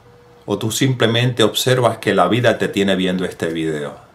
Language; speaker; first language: Spanish; native; Spanish